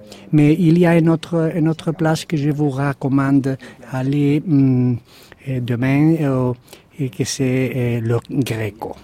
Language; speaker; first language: French; non-native, fluent; Spanish